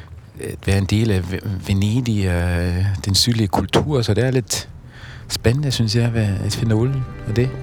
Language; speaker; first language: Danish; non-native, fluent; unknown